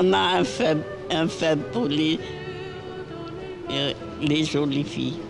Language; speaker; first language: French; non-native, local second language; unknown